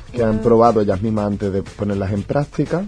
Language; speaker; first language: Spanish; native; Spanish